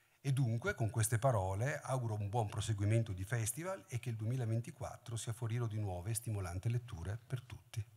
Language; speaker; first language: Italian; native; Italian